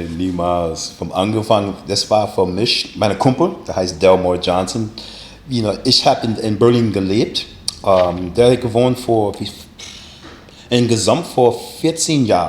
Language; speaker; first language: German; non-native, learner; English